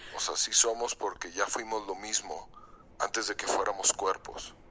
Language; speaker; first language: Spanish; native; Spanish